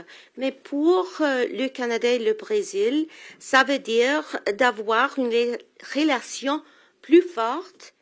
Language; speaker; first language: French; non-native, local second language; English